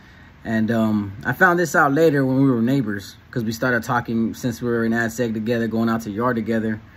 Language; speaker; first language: English; native; English